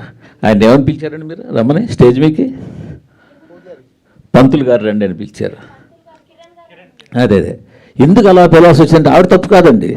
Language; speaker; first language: Telugu; native; Telugu